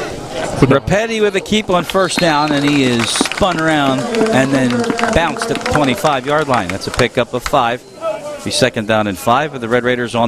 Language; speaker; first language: English; native; English